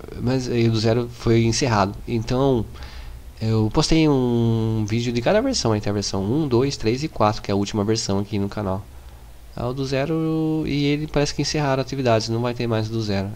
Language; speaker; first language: Portuguese; native; Portuguese